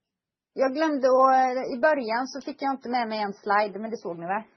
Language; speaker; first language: Swedish; native; Swedish